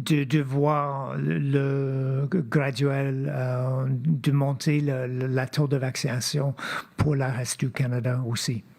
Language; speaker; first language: French; non-native, fluent; English